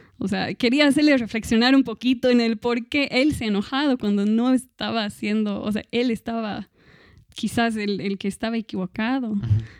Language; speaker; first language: Spanish; non-native, fluent; English